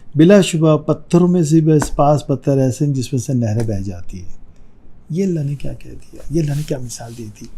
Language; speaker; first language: Urdu; native; Urdu